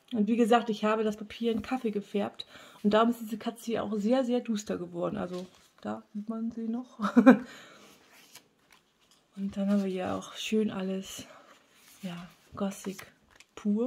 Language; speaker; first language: German; native; German